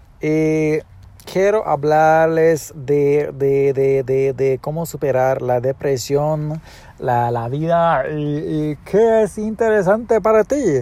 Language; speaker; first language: Spanish; early bilingual, heritage; Spanish